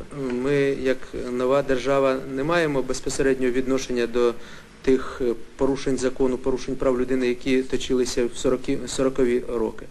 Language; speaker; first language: Ukrainian; native; Ukrainian